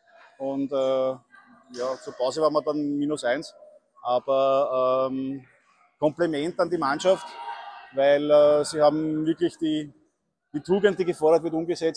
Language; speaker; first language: German; native; German